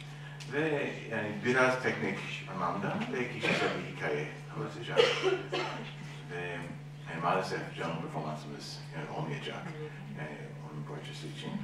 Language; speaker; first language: Turkish; non-native, learner; English